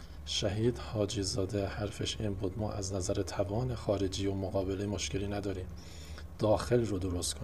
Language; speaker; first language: Persian; native; Persian